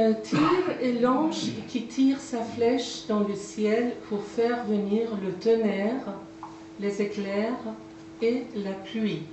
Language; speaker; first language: French; non-native, fluent; Persian